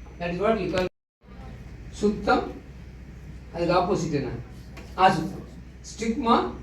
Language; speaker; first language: English; non-native, local second language; Tamil